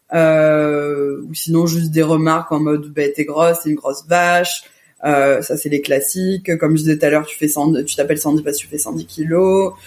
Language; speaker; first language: French; early bilingual, other home language; Portuguese